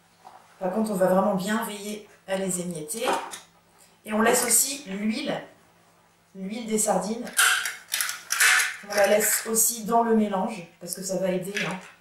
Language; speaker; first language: French; native; French